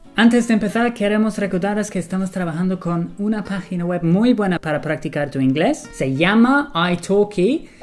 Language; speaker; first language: Spanish; non-native, fluent; English